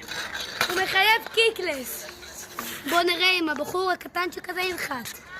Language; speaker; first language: Hebrew; native; Hebrew